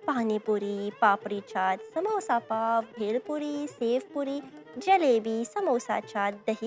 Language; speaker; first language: Hindi; non-native, local second language; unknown